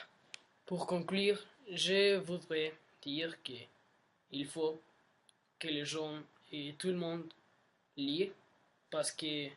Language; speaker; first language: French; non-native, learner; Spanish